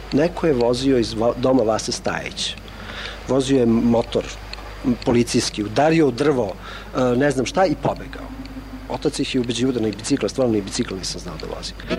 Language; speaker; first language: Serbian; non-native, local second language; Albanian